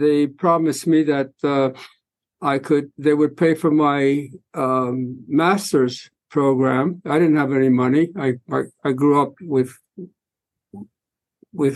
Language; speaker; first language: English; early bilingual, other home language; Spanish